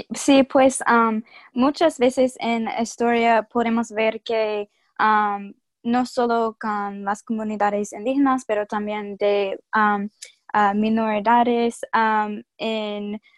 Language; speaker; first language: Spanish; non-native, learner; English